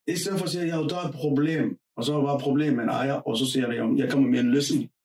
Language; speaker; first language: Danish; non-native, fluent; Somali